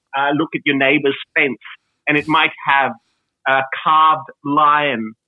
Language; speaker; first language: English; early bilingual, other home language; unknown